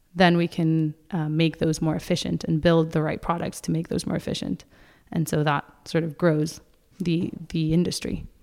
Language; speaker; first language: English; non-native, fluent; Spanish